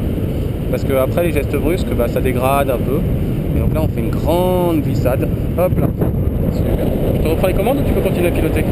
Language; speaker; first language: French; native; French